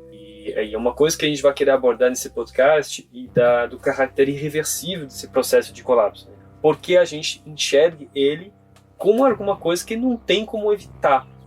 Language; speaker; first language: Portuguese; non-native, fluent; French